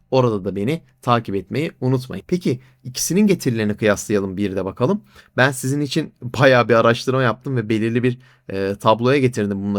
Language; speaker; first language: Turkish; native; Turkish